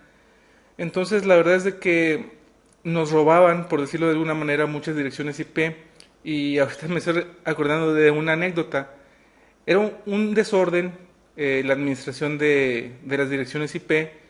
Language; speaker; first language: Spanish; native; Spanish